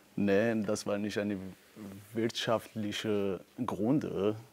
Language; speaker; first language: German; non-native, fluent; Persian